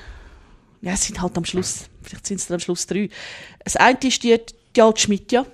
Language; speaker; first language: German; native; German